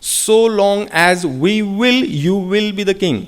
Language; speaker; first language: English; non-native, local second language; Marathi